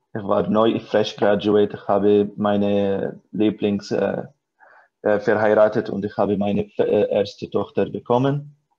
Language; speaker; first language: German; non-native, learner; Arabic